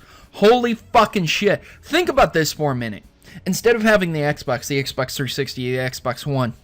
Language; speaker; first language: English; native; English